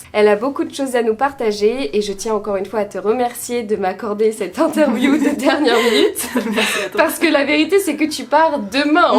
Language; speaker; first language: French; native; French